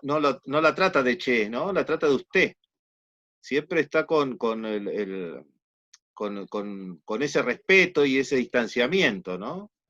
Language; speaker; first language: Spanish; native; Spanish